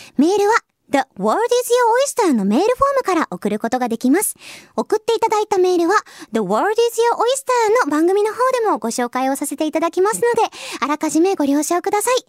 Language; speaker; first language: Japanese; native; Japanese